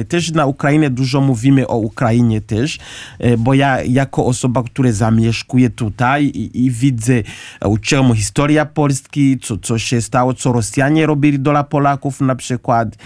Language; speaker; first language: Polish; non-native, learner; Kinyarwanda